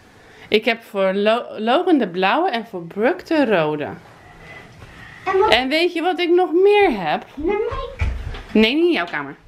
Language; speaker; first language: Dutch; native; Dutch